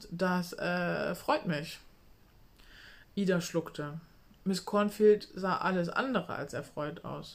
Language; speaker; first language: German; native; German